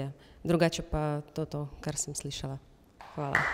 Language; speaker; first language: Slovenian; non-native, fluent; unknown